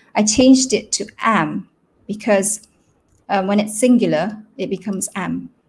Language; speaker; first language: English; non-native, local second language; Malay